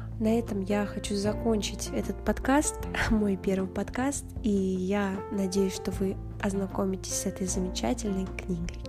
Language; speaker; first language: Russian; native; Russian